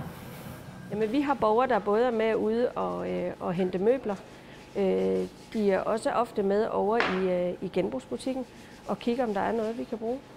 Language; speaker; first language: Danish; native; Danish